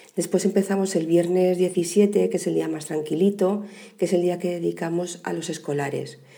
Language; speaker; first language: Spanish; native; Spanish